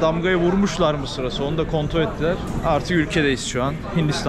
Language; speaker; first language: Turkish; native; Turkish